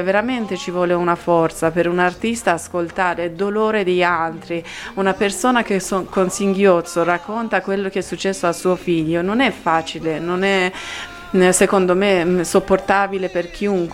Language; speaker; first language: Italian; non-native, fluent; Persian